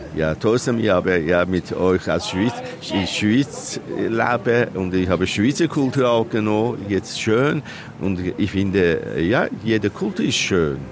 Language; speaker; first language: German; non-native, learner; Persian